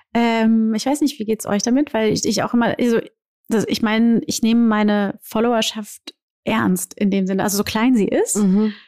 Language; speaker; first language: German; early bilingual, other home language; Portuguese